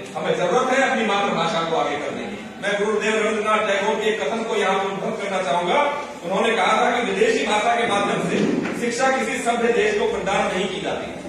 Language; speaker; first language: Hindi; native; Hindi